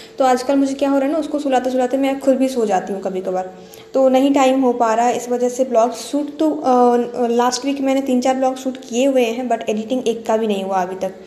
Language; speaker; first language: Hindi; non-native, local second language; Bangla